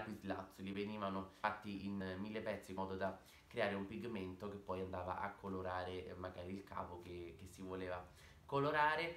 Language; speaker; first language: Italian; native; Italian